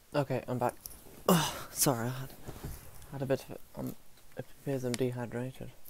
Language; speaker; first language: English; native; English